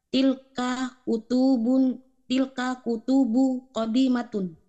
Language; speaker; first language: Arabic; non-native, learner; Indonesian